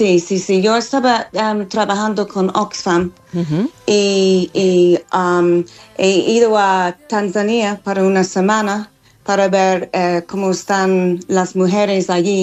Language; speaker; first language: Spanish; non-native, fluent; English